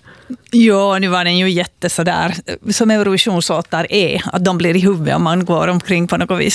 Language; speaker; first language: Swedish; native; Swedish